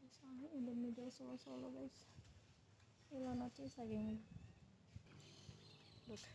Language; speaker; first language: English; non-native, learner; Indonesian